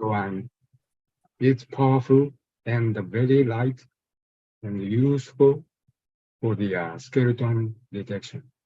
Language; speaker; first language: English; non-native, fluent; Japanese